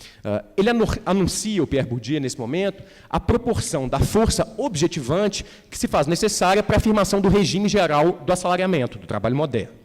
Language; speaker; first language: Portuguese; native; Portuguese